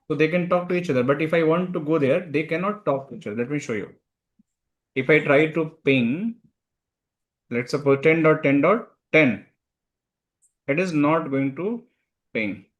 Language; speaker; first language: English; non-native, local second language; Hindi